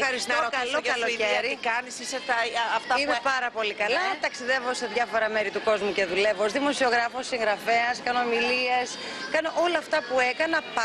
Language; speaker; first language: Greek; native; Greek